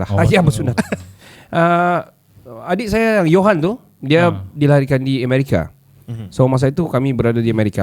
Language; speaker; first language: Malay; native; Malay